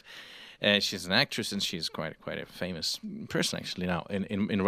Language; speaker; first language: English; non-native, fluent; Russian